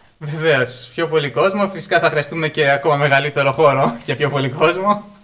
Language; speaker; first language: Greek; native; Greek